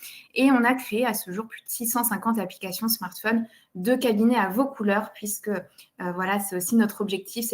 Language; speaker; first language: French; native; French